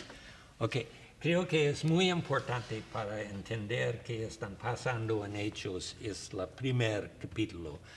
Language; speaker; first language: Spanish; non-native, learner; English